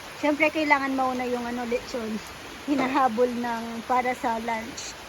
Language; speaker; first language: Filipino; native; Filipino